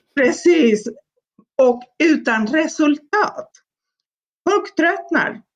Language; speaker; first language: Swedish; non-native, fluent; Spanish